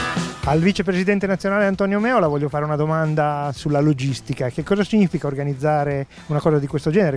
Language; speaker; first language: Italian; native; Italian